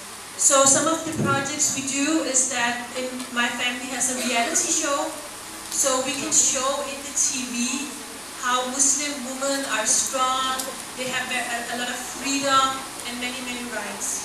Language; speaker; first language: English; non-native, fluent; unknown